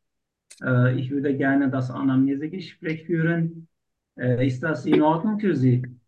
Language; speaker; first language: German; non-native, learner; Turkish